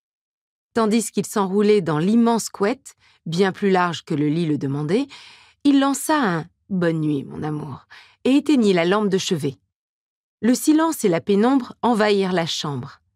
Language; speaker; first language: French; native; French